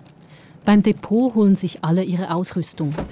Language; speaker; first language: German; native; German